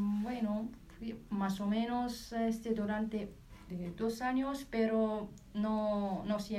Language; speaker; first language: Spanish; non-native, learner; Arabic